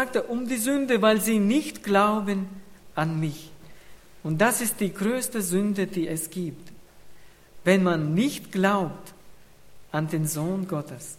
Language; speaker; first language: German; non-native, fluent; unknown